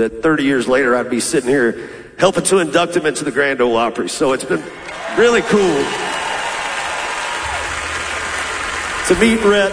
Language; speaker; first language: English; native; English